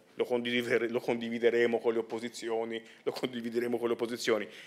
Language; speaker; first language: Italian; native; Italian